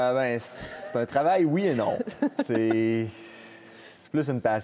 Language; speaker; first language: French; native; French